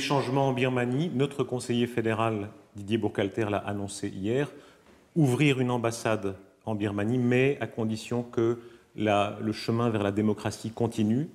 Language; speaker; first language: French; native; French